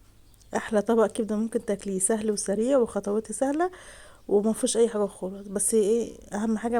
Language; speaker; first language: Arabic; native; Arabic